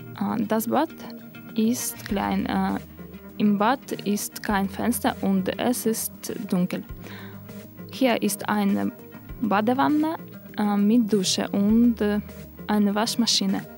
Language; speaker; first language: German; non-native, learner; Russian